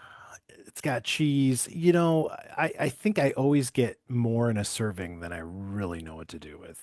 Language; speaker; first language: English; native; English